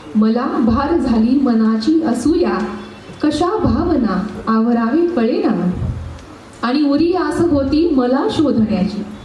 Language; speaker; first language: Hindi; non-native, local second language; Marathi